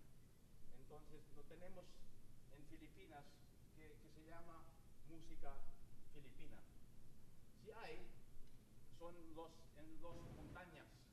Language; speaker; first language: Spanish; non-native, learner; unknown